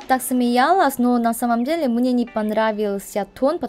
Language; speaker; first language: Russian; non-native, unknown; Korean